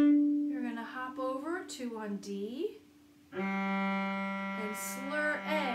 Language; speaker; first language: English; native; English